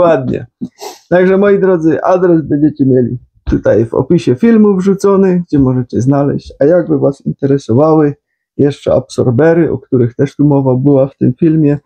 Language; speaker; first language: Polish; native; Polish